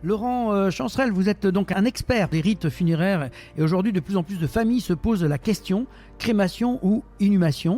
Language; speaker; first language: French; native; French